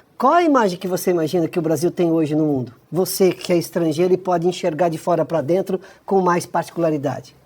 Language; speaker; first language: Portuguese; native; Portuguese